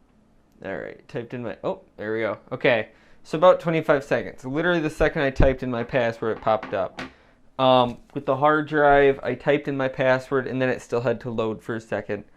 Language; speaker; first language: English; native; English